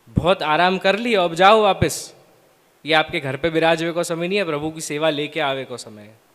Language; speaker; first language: Hindi; non-native, local second language; Gujarati